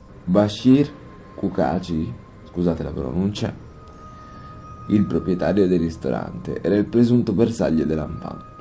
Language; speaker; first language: Italian; native; Italian